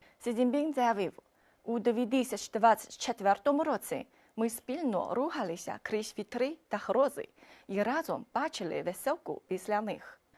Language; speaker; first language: Ukrainian; non-native, fluent; Chinese